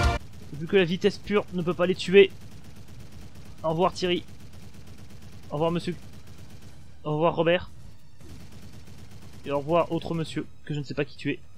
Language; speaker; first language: French; native; French